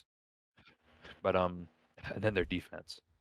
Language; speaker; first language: English; native; English